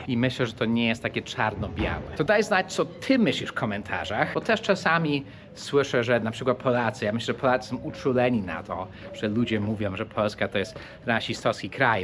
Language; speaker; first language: Polish; early bilingual, heritage; English